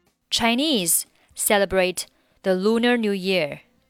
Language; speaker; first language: English; non-native, fluent; Chinese